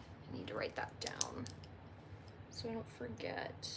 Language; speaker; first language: English; native; English